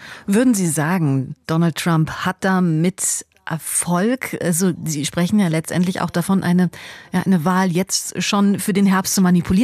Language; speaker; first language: German; native; German